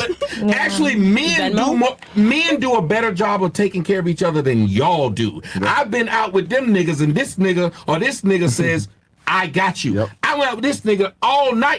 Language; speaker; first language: English; native; English